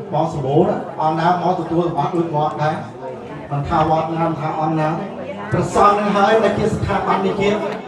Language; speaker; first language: Khmer; native; Khmer